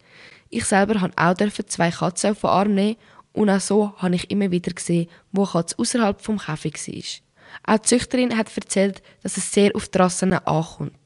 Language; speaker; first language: German; native; German